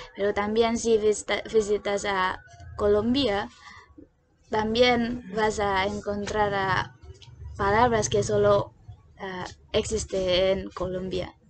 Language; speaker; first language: Spanish; non-native, learner; Indonesian